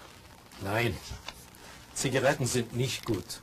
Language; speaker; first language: German; non-native, fluent; English